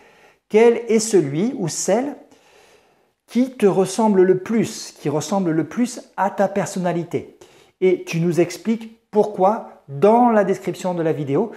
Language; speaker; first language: French; native; French